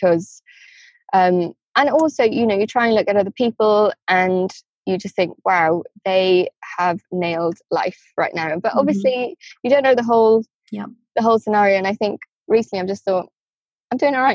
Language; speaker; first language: English; native; English